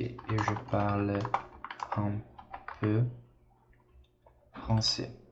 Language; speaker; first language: French; non-native, fluent; Portuguese